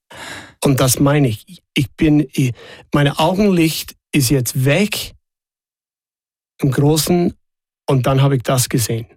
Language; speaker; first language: German; non-native, fluent; English